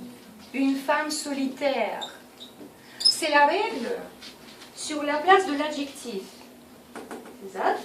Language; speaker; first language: French; non-native, fluent; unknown